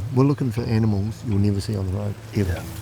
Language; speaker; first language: English; native; English